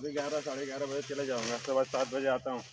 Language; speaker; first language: Hindi; native; Hindi